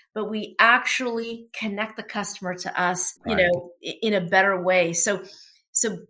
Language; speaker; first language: English; non-native, fluent; Portuguese